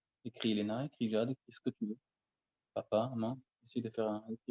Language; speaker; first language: French; native; French